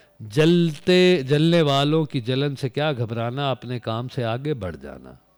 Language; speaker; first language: Urdu; non-native, local second language; Punjabi